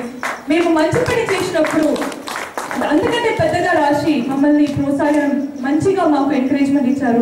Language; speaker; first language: Telugu; native; Telugu